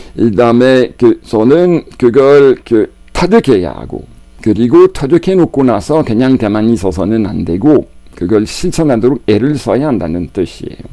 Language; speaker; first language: Korean; non-native, fluent; French